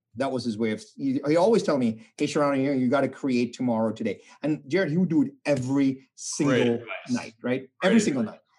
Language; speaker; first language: English; non-native, local second language; Tamil